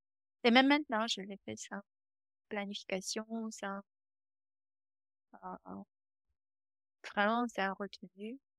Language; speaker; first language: French; non-native, fluent; Romanian